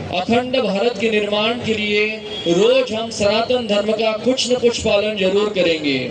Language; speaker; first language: Hindi; non-native, local second language; Marathi